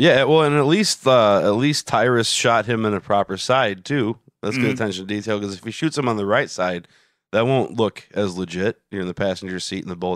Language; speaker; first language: English; native; English